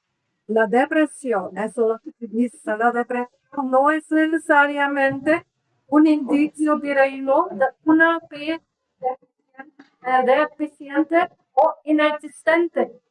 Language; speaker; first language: Spanish; non-native, learner; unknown